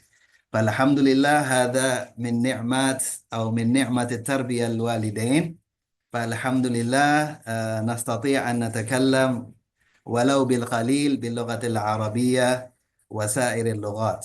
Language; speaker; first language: Arabic; early bilingual, heritage; Indonesian